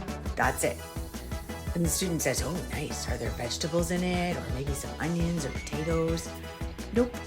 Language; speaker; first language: English; native; English